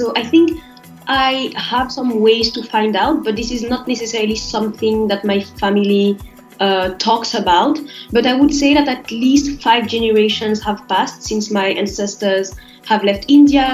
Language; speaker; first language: English; non-native, fluent; French